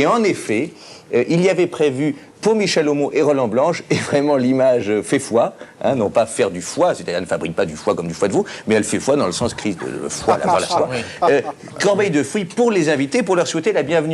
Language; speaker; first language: French; native; French